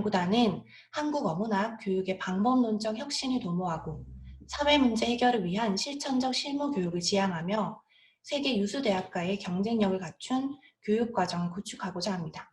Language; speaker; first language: Korean; native; Korean